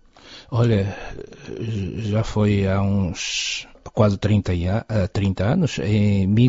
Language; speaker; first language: Portuguese; non-native, fluent; Chinese